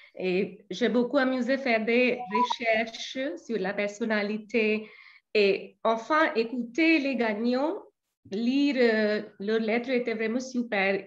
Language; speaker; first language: French; non-native, learner; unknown